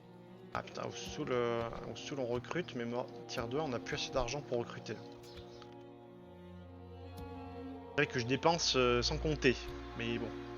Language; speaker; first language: French; native; French